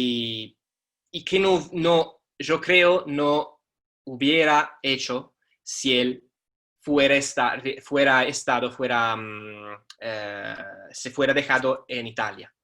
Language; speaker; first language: Spanish; non-native, fluent; Italian